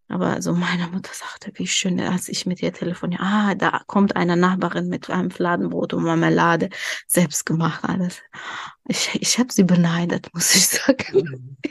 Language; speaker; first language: German; non-native, fluent; Tajik